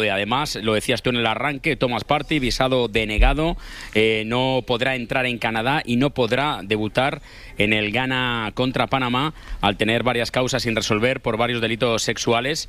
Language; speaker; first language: Spanish; native; Spanish